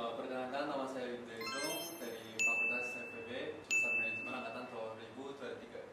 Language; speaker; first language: Indonesian; non-native, fluent; Korean